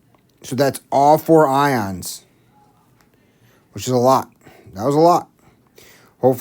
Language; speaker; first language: English; native; English